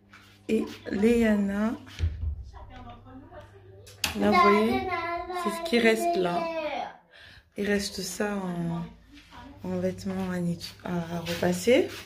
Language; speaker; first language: French; native; French